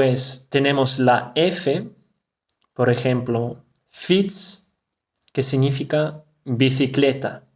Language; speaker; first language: Spanish; non-native, fluent; Dutch